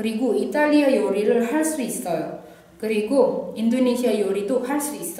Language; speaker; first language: Korean; non-native, fluent; Indonesian